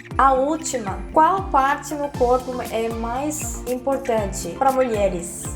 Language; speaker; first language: Portuguese; non-native, fluent; Korean